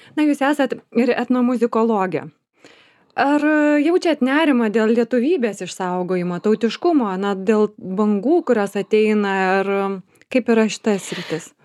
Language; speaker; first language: Lithuanian; native; Lithuanian